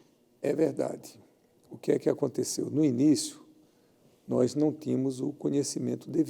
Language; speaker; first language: Portuguese; native; Portuguese